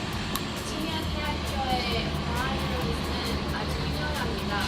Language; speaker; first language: Korean; non-native, learner; English